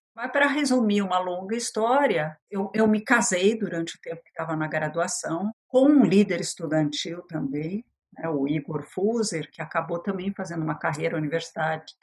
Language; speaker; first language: Portuguese; early bilingual, other home language; French